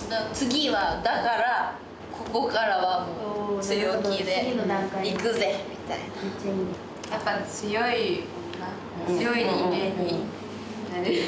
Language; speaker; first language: Japanese; non-native, fluent; Korean